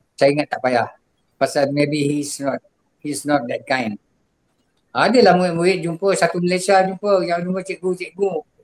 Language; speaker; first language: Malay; non-native, local second language; Javanese